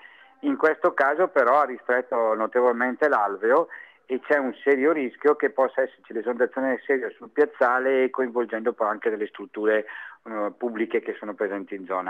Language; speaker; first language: Italian; native; Italian